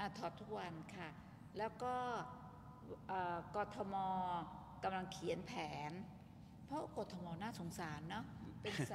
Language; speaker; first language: Thai; native; Thai